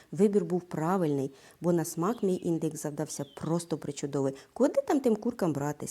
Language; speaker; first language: Ukrainian; native; Ukrainian